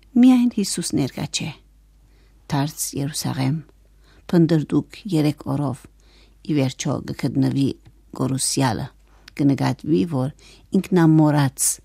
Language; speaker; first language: Armenian; native; Armenian